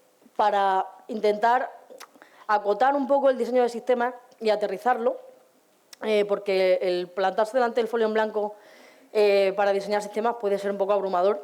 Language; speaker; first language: Spanish; native; Spanish